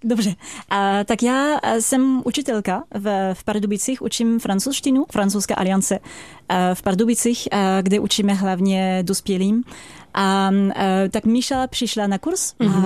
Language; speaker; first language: Czech; non-native, fluent; French